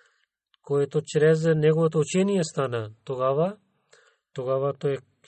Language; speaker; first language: Bulgarian; non-native, learner; Urdu